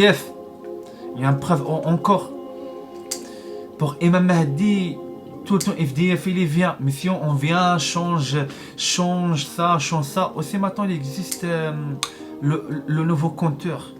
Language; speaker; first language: French; non-native, learner; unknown